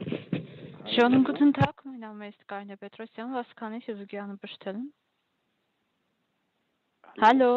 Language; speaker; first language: German; non-native, fluent; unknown